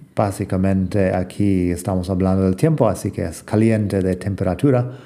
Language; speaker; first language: Spanish; non-native, fluent; English